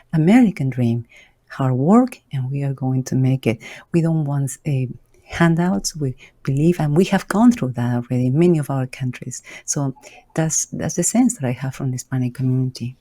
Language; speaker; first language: English; non-native, fluent; Spanish